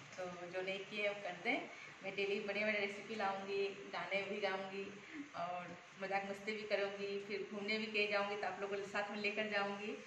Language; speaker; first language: Hindi; non-native, local second language; Bangla